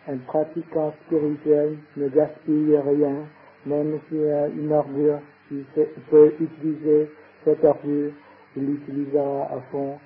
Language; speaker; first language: French; non-native, fluent; Vietnamese